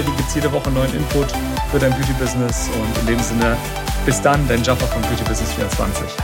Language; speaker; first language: German; native; German